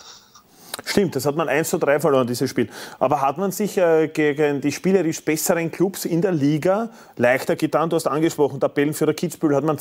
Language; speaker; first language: German; native; German